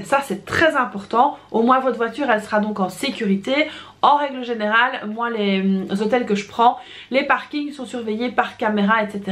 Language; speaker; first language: French; native; French